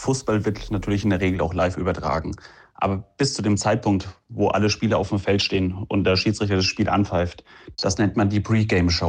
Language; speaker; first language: German; native; German